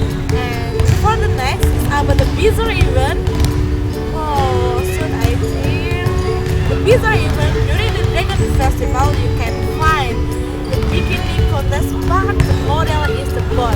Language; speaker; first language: English; non-native, learner; Indonesian